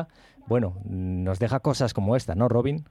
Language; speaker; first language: Spanish; native; Spanish